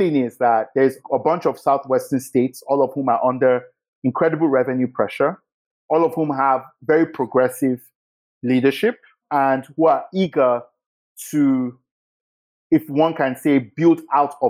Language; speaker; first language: English; non-native, local second language; Yoruba